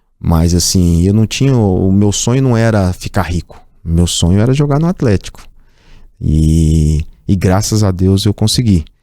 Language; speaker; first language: Portuguese; native; Portuguese